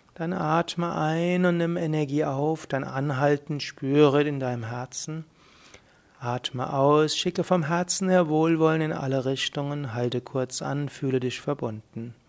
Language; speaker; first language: German; native; German